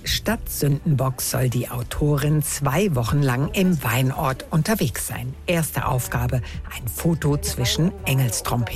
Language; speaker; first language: German; native; German